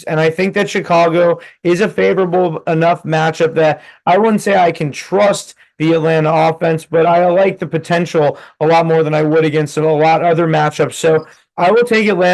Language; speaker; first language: English; native; English